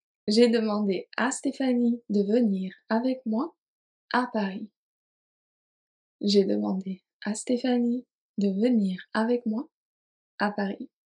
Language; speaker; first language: French; native; French